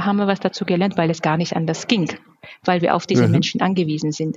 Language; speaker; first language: German; non-native, fluent; Georgian